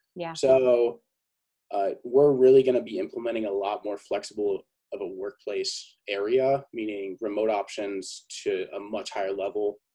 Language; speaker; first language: English; native; English